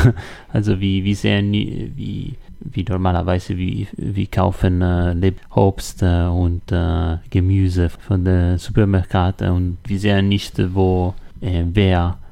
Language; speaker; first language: German; non-native, learner; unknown